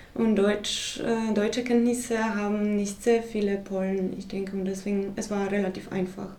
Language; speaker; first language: German; non-native, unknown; Polish